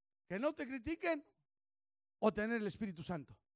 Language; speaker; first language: Spanish; early bilingual, heritage; Spanish